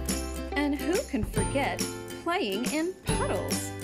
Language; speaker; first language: English; native; English